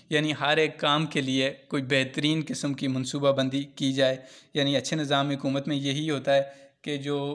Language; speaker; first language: Urdu; non-native, local second language; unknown